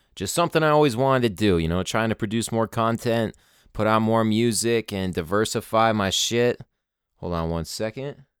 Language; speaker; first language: English; native; English